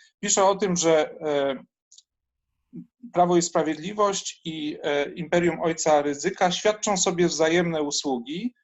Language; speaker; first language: Polish; native; Polish